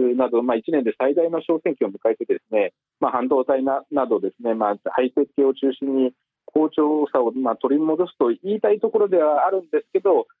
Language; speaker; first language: Japanese; native; Japanese